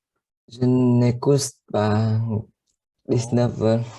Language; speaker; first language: French; non-native, learner; Vietnamese